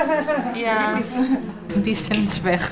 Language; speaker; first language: German; non-native, learner; Portuguese